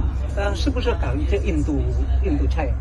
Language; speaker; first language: Chinese; non-native, learner; Indonesian